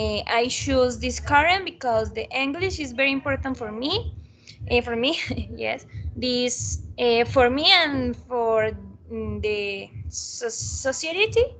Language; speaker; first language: English; non-native, learner; Spanish